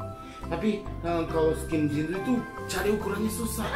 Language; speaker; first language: Indonesian; non-native, fluent; Japanese